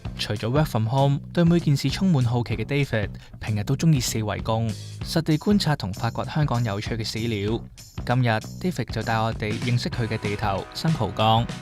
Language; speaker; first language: Cantonese; native; Cantonese